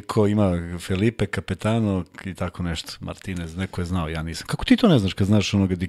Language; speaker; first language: Serbian; native; Serbian